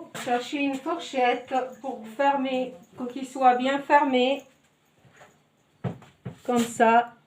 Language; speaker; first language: French; non-native, local second language; Arabic